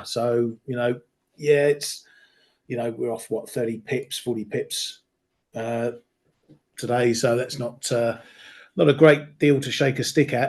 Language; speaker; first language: English; native; English